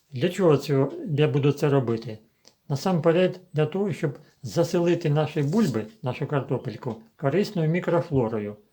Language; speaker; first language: Ukrainian; native; Ukrainian